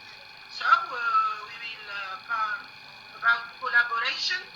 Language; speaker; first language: English; non-native, learner; Arabic